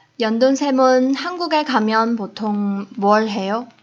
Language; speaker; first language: Korean; non-native, fluent; Chinese